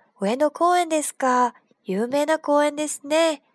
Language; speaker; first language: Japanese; non-native, fluent; Chinese